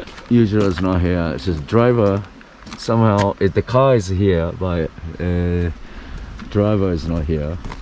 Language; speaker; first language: English; non-native, fluent; Japanese